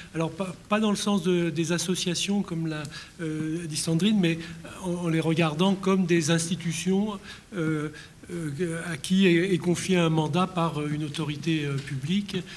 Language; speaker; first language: French; native; French